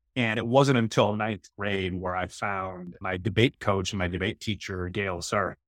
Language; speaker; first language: English; native; English